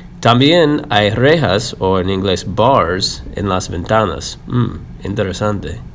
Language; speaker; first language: Spanish; non-native, fluent; English